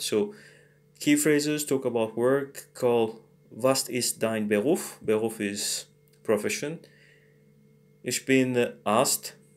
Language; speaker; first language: German; non-native, learner; Morisyen